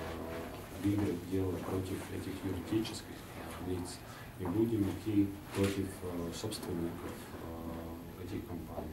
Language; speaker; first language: Russian; non-native, local second language; Latvian